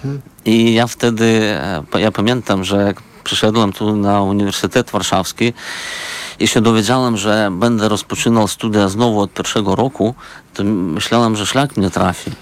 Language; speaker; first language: Polish; non-native, fluent; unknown